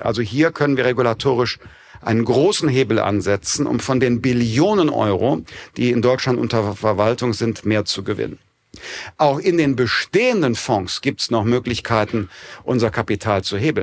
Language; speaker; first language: German; native; German